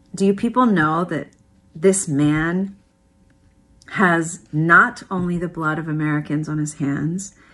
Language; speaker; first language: English; early bilingual, other home language; Persian